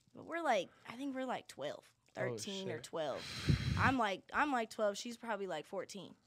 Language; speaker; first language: English; native; English